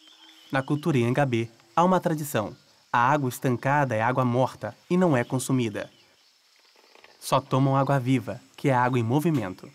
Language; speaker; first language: Portuguese; native; Portuguese